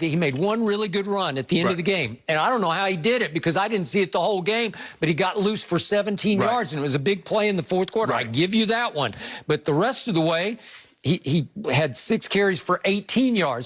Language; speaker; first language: English; native; English